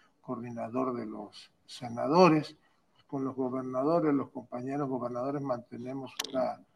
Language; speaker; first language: Spanish; native; Spanish